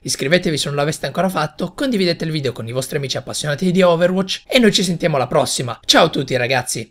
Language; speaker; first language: Italian; native; Italian